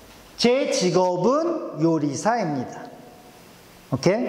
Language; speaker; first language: Korean; non-native, fluent; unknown